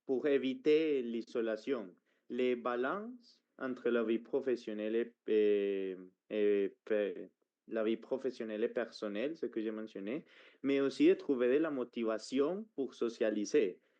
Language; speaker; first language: French; non-native, fluent; Spanish